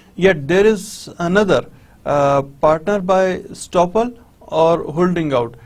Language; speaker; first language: English; non-native, local second language; Urdu